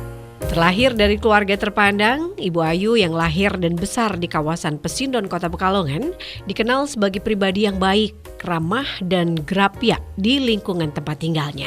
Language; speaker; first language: Indonesian; native; Indonesian